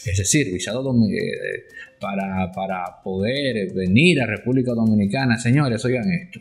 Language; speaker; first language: Spanish; native; Spanish